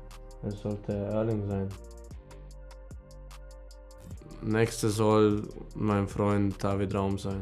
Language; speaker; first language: German; non-native, fluent; Hungarian